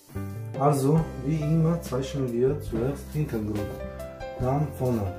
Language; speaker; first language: German; non-native, learner; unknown